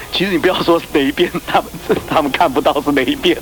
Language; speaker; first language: Chinese; native; Chinese